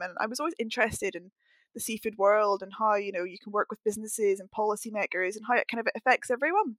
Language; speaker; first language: English; native; English